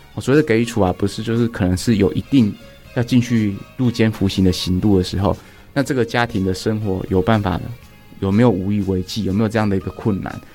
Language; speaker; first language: Chinese; native; Chinese